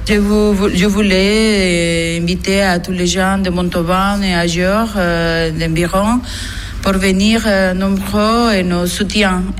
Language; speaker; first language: French; non-native, learner; Spanish